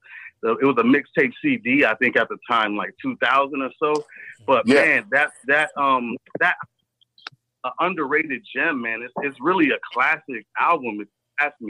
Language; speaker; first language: English; native; English